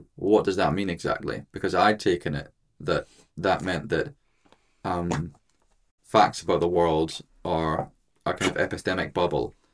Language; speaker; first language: English; native; English